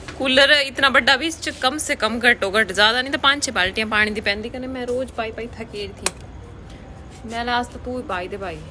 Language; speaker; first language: Hindi; native; Hindi